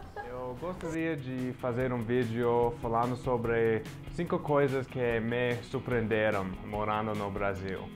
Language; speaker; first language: Portuguese; non-native, fluent; English